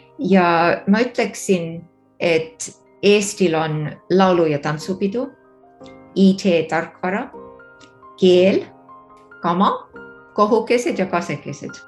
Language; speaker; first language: Estonian; early bilingual, heritage; Estonian